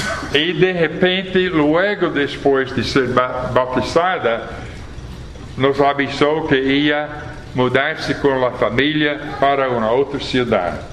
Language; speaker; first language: Portuguese; non-native, fluent; English